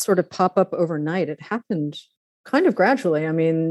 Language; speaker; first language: English; native; English